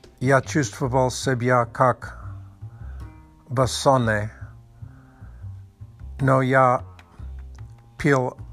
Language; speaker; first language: Russian; non-native, learner; English